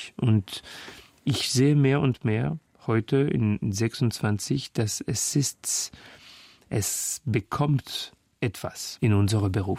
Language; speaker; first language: German; non-native, learner; French